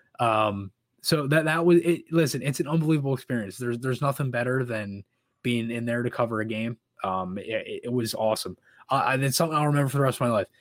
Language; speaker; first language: English; native; English